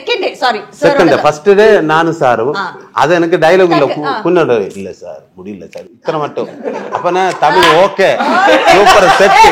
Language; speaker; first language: Tamil; non-native, learner; Malayalam